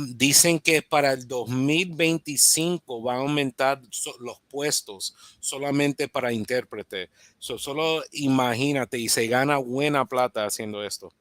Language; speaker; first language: Spanish; early bilingual, heritage; Spanish